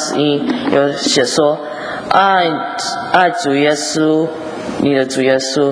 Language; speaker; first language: Chinese; early bilingual, heritage; English